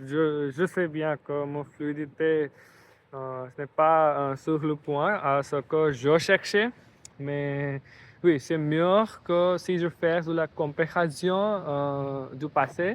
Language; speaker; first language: French; non-native, learner; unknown